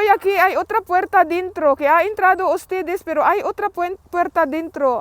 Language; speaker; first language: Spanish; non-native, learner; Filipino